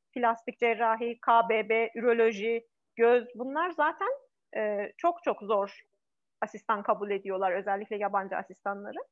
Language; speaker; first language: Turkish; non-native, fluent; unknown